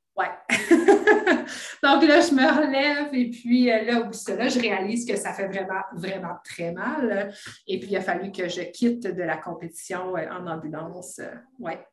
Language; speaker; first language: French; native; French